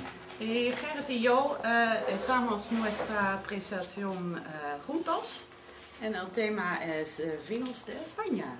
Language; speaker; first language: Spanish; non-native, learner; Dutch